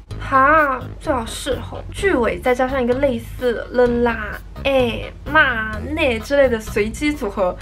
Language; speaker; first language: Chinese; native; Chinese